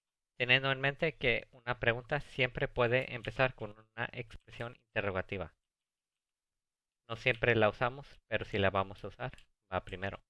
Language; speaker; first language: Spanish; early bilingual, other home language; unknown